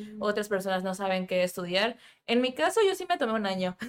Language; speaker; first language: Spanish; native; Spanish